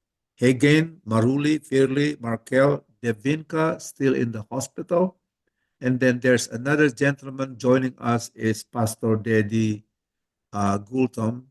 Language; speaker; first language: English; non-native, fluent; Indonesian